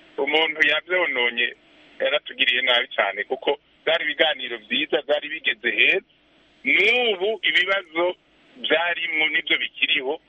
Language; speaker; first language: Rundi; native; Rundi